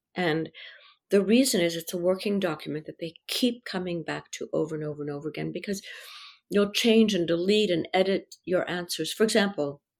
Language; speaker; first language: English; early bilingual, other home language; French